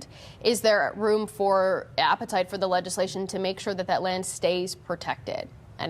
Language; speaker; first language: English; native; English